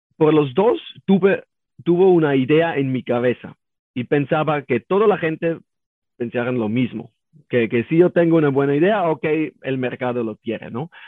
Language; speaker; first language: Spanish; non-native, learner; German